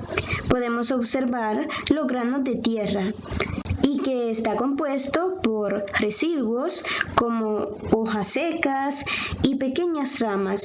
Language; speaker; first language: Spanish; native; Spanish